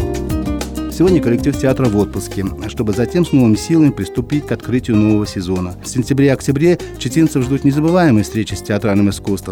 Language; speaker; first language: Russian; native; Russian